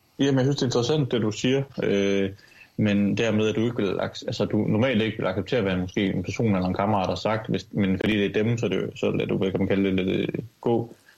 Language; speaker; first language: Danish; early bilingual, other home language; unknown